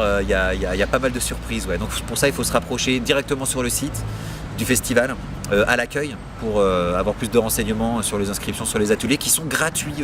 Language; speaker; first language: French; native; French